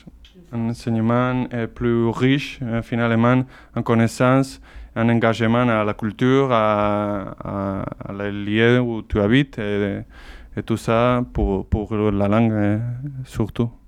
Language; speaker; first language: French; non-native, learner; Basque